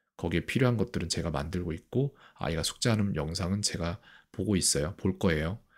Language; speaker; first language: Korean; native; Korean